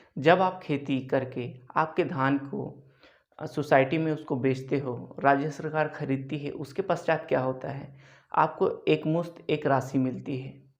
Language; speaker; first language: Hindi; native; Hindi